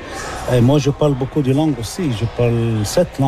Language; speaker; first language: French; non-native, local second language; Arabic